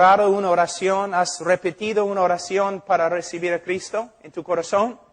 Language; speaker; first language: Spanish; non-native, fluent; English